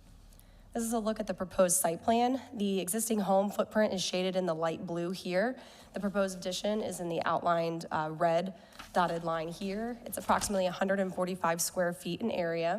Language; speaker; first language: English; native; English